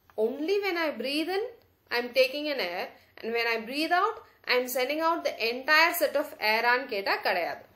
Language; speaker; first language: English; non-native, local second language; Tamil